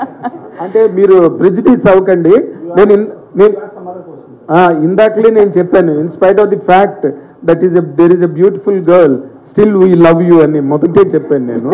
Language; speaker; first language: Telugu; native; Telugu